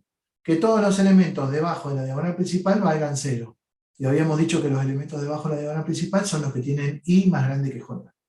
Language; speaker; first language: Spanish; native; Spanish